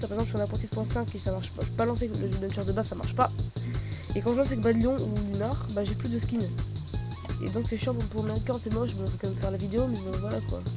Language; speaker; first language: French; native; French